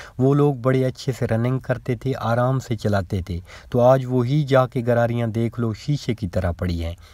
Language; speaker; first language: Urdu; non-native, local second language; Punjabi